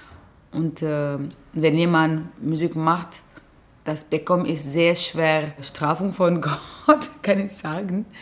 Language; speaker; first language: German; non-native, learner; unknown